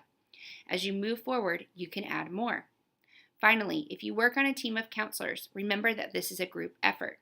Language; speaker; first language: English; native; English